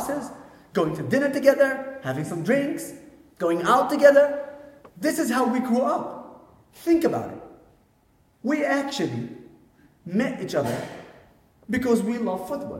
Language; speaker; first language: English; non-native, fluent; Arabic